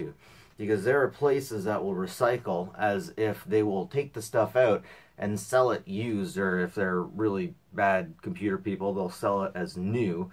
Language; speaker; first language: English; native; English